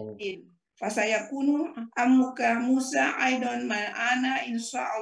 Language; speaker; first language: Arabic; non-native, learner; Indonesian